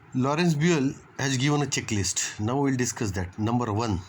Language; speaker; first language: English; non-native, local second language; Marathi